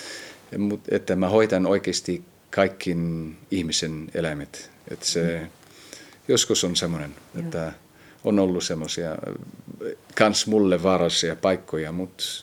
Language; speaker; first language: Finnish; early bilingual, heritage; Finnish